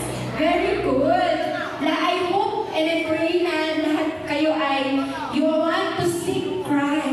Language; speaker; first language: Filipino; native; Filipino